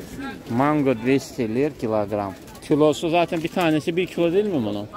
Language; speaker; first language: Turkish; non-native, learner; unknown